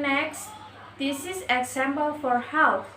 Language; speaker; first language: English; non-native, learner; Indonesian